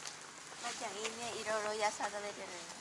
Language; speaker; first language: Japanese; non-native, learner; Vietnamese